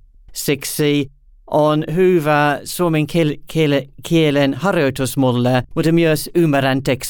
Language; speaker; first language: Finnish; non-native, learner; English